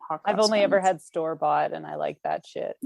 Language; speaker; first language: English; native; English